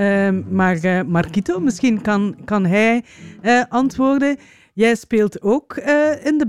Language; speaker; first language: Dutch; native; Dutch